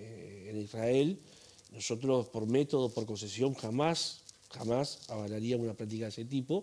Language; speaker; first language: Spanish; native; Spanish